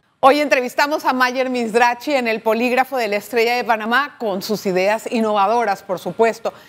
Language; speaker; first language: Spanish; native; Spanish